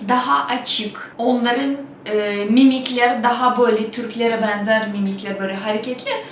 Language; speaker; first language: Turkish; non-native, fluent; Russian